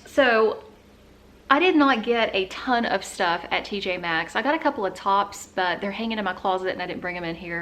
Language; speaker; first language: English; native; English